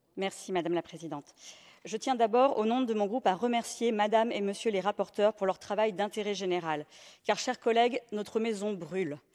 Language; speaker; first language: French; native; French